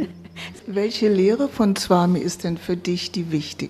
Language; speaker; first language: German; native; German